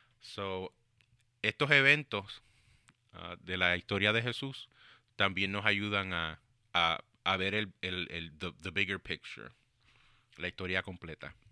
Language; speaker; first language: Spanish; early bilingual, heritage; Spanish